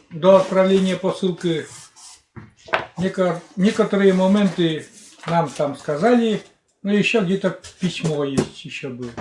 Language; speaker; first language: Russian; native; Russian